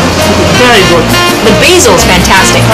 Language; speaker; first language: English; early bilingual, other home language; Italian